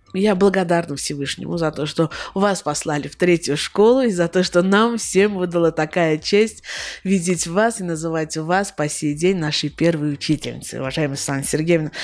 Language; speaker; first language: Russian; non-native, local second language; Armenian